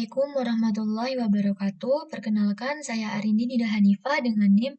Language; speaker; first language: Indonesian; native; Indonesian